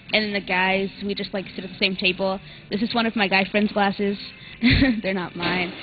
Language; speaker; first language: English; native; English